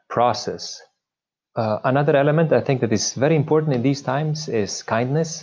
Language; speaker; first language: English; non-native, fluent; Slovenian